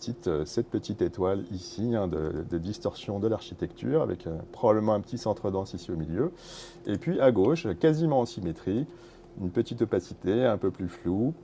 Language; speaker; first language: French; native; French